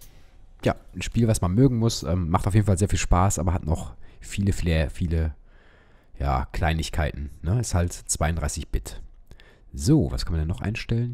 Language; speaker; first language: German; native; German